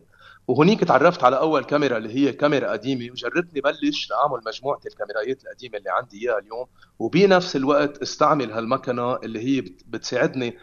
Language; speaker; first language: Arabic; native; Arabic